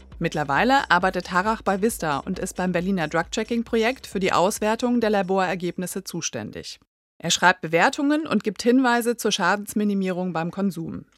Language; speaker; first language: German; native; German